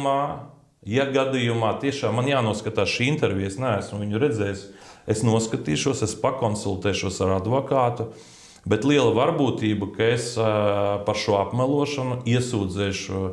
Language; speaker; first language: Latvian; native; Latvian